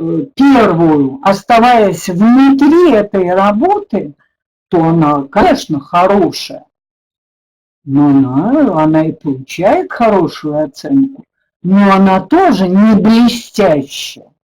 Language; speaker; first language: Russian; native; Russian